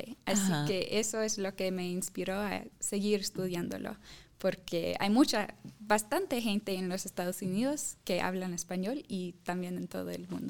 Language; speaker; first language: Spanish; non-native, fluent; English